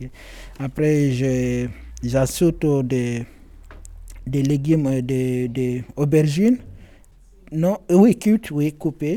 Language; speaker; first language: French; non-native, learner; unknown